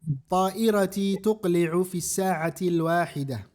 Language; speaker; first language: Arabic; non-native, fluent; Indonesian